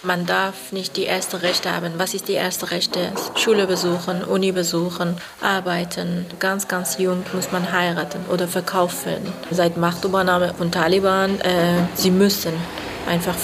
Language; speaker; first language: German; non-native, fluent; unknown